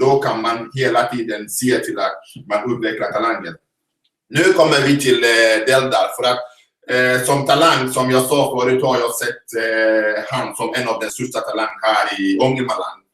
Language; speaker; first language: Swedish; non-native, fluent; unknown